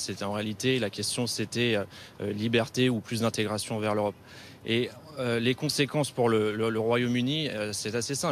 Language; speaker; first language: French; native; French